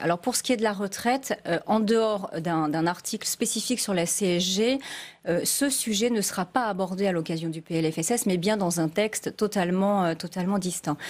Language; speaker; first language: French; native; French